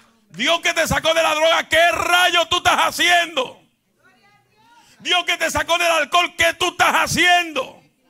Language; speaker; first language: Spanish; native; Spanish